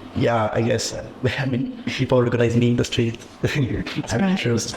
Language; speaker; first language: English; non-native, fluent; French